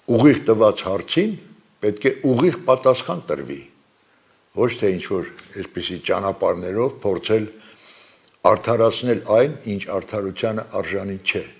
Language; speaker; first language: Armenian; native; Armenian